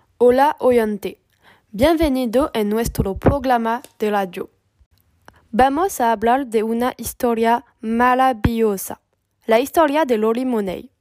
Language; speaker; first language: Spanish; non-native, learner; French